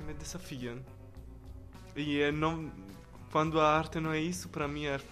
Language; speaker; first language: Portuguese; non-native, learner; Italian